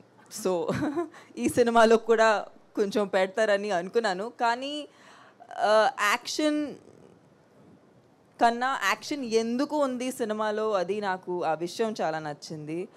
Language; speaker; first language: Telugu; non-native, fluent; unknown